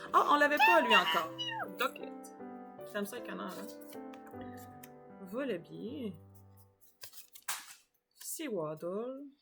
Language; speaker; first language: French; native; French